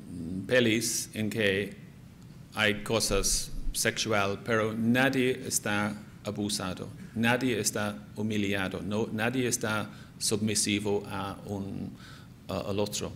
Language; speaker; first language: Spanish; non-native, fluent; English